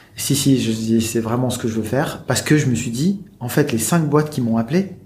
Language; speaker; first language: French; native; French